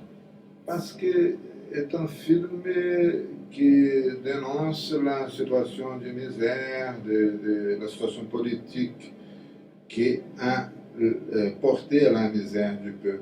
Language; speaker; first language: French; non-native, fluent; Portuguese